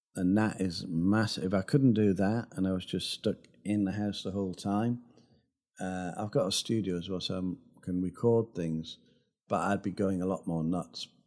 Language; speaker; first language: English; native; English